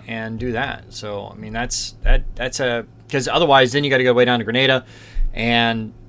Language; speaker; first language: English; native; English